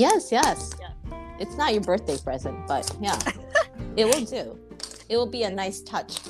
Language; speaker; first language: English; non-native, fluent; Japanese